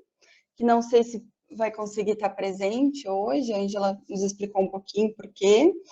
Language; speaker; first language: Portuguese; native; Portuguese